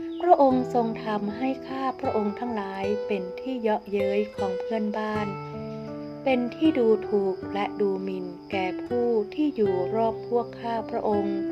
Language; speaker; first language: Thai; native; Thai